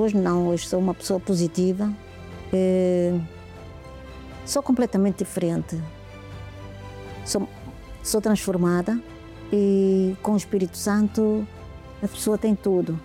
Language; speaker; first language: Portuguese; native; Portuguese